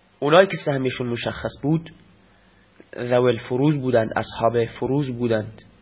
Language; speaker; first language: Persian; non-native, local second language; Baluchi